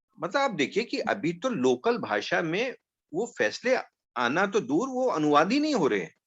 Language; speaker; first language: Hindi; non-native, local second language; Punjabi